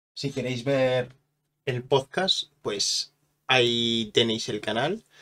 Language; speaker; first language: Spanish; native; Spanish